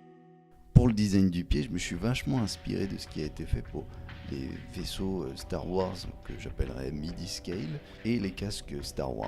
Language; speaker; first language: French; native; French